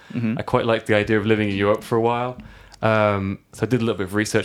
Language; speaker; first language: English; native; English